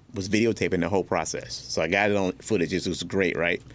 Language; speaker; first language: English; native; English